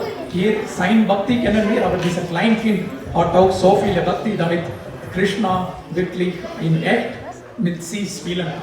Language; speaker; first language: German; non-native, learner; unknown